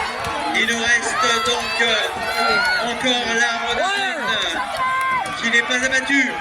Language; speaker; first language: French; native; French